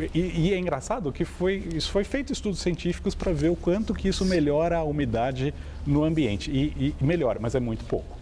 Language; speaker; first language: Portuguese; native; Portuguese